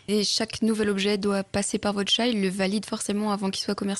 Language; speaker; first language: French; native; French